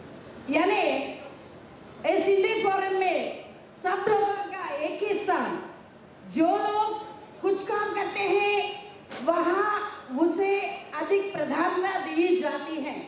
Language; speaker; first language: Hindi; non-native, local second language; Telugu